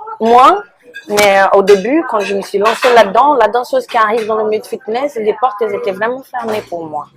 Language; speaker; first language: French; non-native, fluent; Portuguese